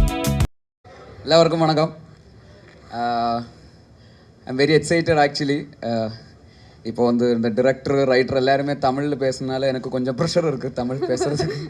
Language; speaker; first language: Tamil; non-native, learner; Malayalam